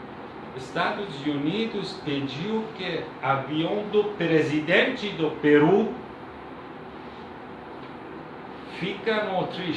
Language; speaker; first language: Portuguese; non-native, learner; Persian